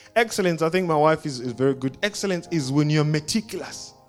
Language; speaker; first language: English; non-native, local second language; Shona